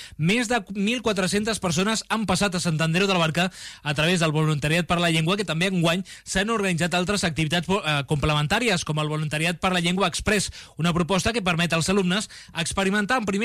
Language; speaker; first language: Catalan; native; Catalan